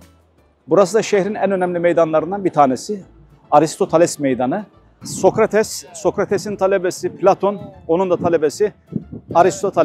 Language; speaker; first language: Turkish; native; Turkish